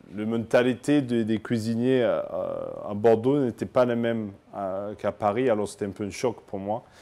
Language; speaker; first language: French; non-native, fluent; English